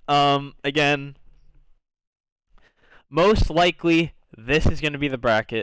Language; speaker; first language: English; native; English